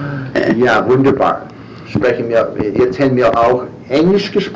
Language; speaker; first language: German; early bilingual, heritage; English